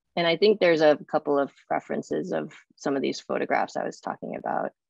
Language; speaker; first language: English; native; English